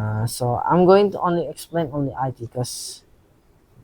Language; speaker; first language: English; non-native, learner; Indonesian